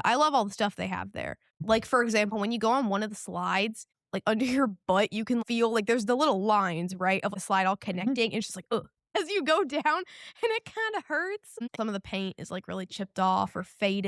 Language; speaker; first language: English; native; English